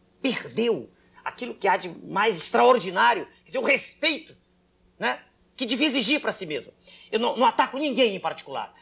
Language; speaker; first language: Portuguese; native; Portuguese